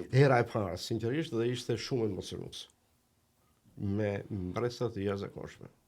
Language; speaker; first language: Albanian; native; Albanian